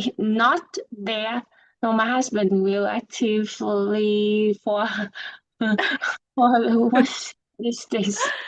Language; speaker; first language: English; non-native, learner; Vietnamese